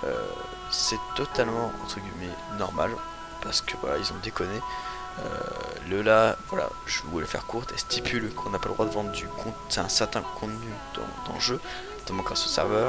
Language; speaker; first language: French; native; French